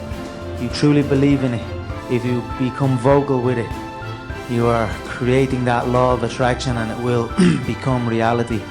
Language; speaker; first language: English; native; English